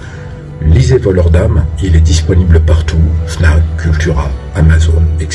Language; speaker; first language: French; native; French